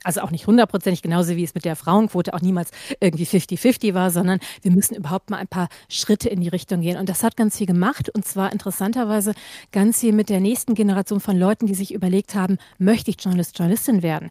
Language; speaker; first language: German; native; German